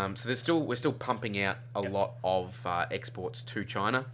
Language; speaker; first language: English; native; English